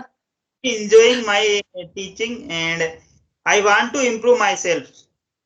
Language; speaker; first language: English; non-native, local second language; Hindi